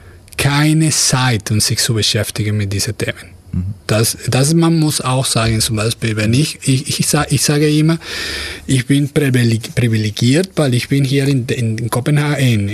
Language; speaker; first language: German; non-native, fluent; Spanish